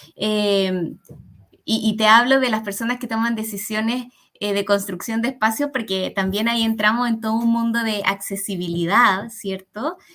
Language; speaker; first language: Spanish; early bilingual, other home language; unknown